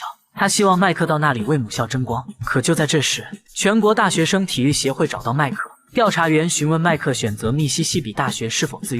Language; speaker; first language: Chinese; native; Chinese